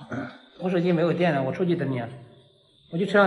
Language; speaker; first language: Chinese; native; Chinese